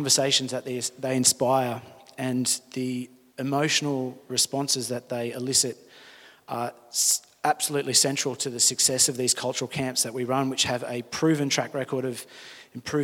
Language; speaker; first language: English; native; English